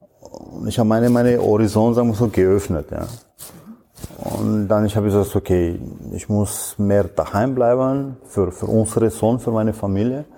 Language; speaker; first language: German; non-native, fluent; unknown